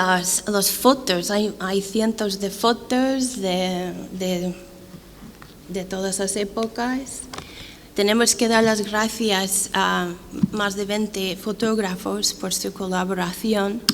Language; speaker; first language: Spanish; non-native, fluent; English